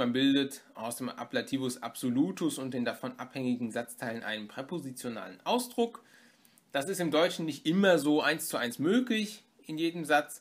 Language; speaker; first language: German; native; German